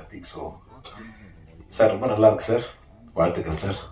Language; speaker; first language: Tamil; native; Tamil